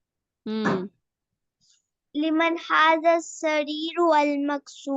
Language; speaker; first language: Arabic; non-native, learner; Urdu